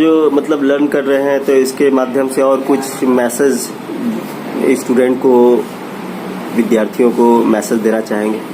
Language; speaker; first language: Hindi; native; Hindi